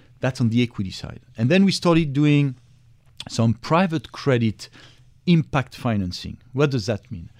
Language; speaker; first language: English; non-native, fluent; French